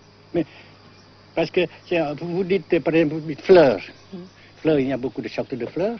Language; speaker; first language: French; non-native, local second language; Vietnamese